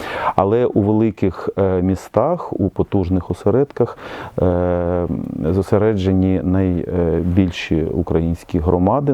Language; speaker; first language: Ukrainian; native; Ukrainian